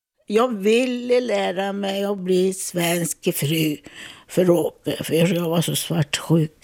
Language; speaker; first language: Swedish; non-native, fluent; Italian